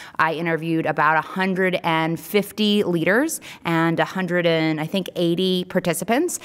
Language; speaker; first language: English; native; English